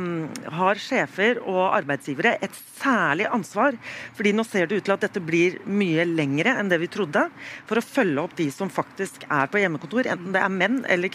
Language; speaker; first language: Norwegian; native; Norwegian